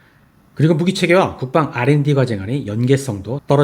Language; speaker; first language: Korean; native; Korean